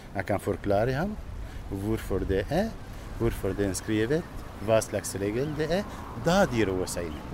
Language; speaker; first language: Norwegian; non-native, learner; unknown